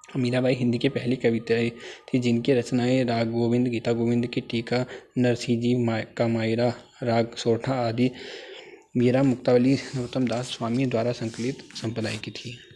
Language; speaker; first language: Hindi; native; Hindi